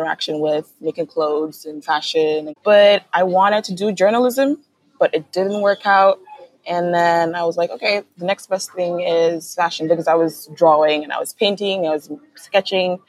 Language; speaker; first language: English; non-native, local second language; Akan